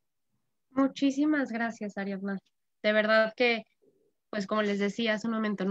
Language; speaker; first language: Spanish; native; Spanish